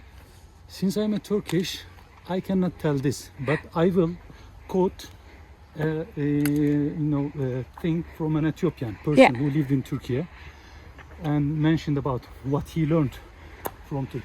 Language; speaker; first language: English; non-native, fluent; Turkish